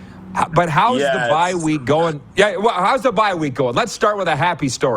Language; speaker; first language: English; native; English